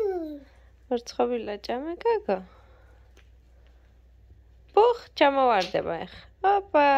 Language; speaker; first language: Georgian; native; Georgian